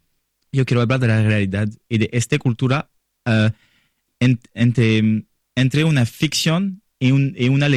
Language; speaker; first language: Spanish; non-native, learner; French